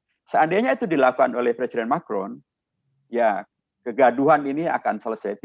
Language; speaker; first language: Indonesian; native; Indonesian